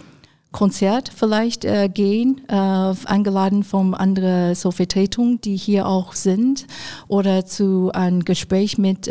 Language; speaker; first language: German; non-native, fluent; Chinese